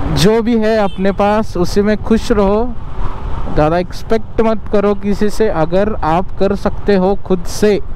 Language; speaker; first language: Hindi; non-native, local second language; Marathi